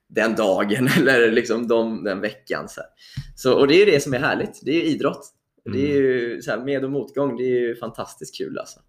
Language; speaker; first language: Swedish; native; Swedish